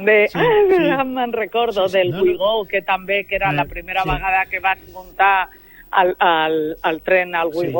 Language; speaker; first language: Catalan; non-native, local second language; Spanish